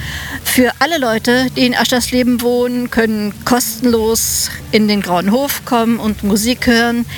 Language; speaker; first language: German; native; German